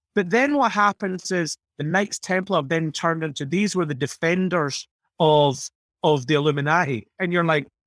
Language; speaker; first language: English; native; English